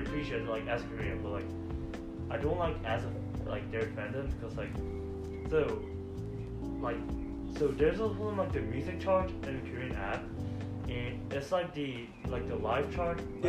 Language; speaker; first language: English; non-native, learner; Korean